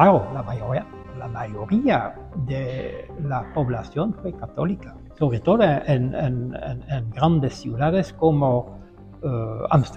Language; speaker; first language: Spanish; non-native, fluent; Dutch